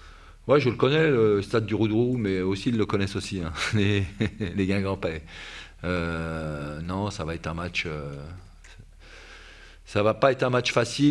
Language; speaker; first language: French; native; French